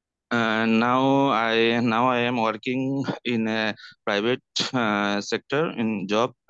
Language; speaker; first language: English; non-native, learner; Bangla